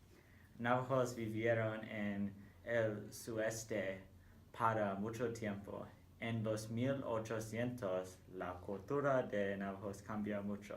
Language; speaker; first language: Spanish; non-native, learner; English